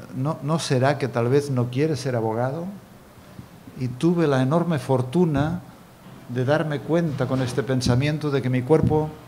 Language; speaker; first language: Spanish; native; Spanish